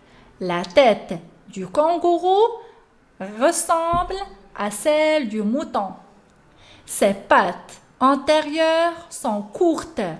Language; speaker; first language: French; non-native, local second language; Arabic